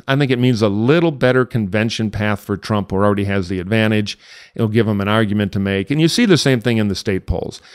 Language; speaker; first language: English; native; English